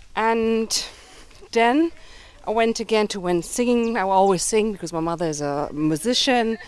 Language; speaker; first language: English; early bilingual, heritage; German